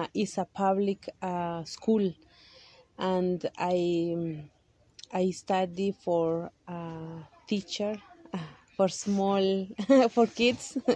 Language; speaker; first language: English; non-native, local second language; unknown